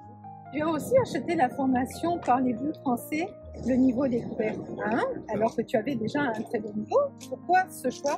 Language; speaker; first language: French; native; French